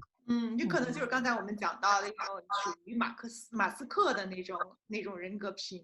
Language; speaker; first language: Chinese; native; Chinese